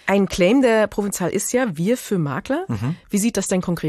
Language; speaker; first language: German; native; German